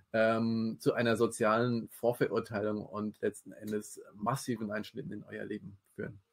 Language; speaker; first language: German; native; German